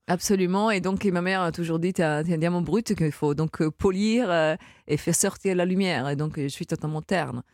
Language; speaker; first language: French; non-native, fluent; Italian